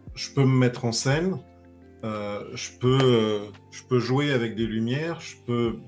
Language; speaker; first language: French; native; French